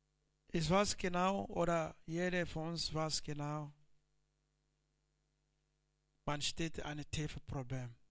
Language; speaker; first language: German; non-native, learner; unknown